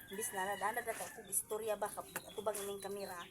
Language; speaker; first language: Filipino; non-native, local second language; Cebuano